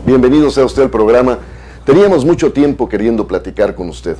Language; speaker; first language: Spanish; native; Spanish